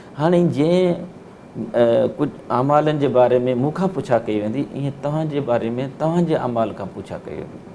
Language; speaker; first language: Sindhi; native; Sindhi